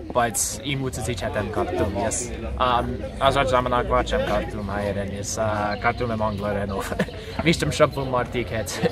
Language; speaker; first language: Armenian; non-native, learner; English